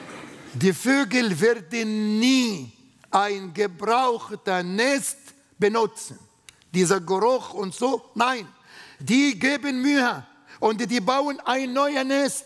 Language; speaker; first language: German; non-native, fluent; Arabic